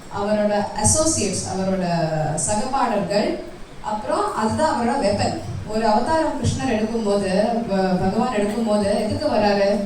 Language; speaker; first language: Tamil; early bilingual, heritage; Tamil